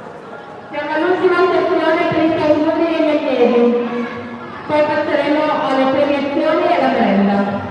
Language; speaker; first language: Italian; native; Italian